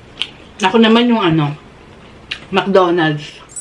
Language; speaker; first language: Filipino; native; Filipino